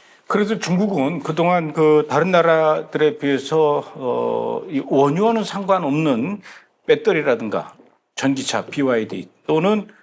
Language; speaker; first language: Korean; native; Korean